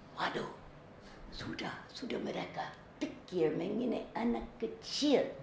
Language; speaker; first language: Indonesian; non-native, fluent; English